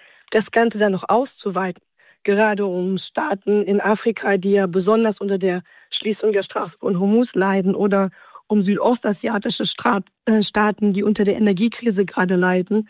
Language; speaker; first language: German; native; German